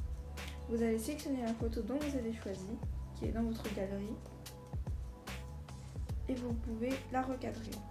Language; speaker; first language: French; native; French